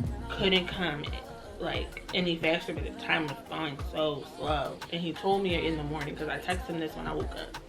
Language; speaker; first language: English; native; English